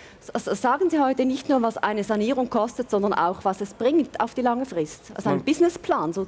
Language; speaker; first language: German; native; German